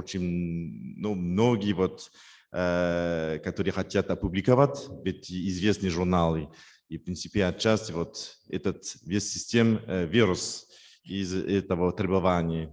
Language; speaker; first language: Russian; non-native, fluent; French